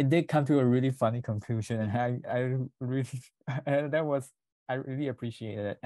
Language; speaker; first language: English; non-native, local second language; Chinese